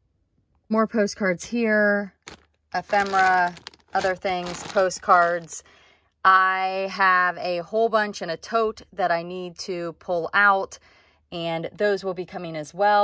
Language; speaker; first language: English; native; English